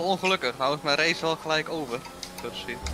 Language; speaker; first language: Dutch; native; Dutch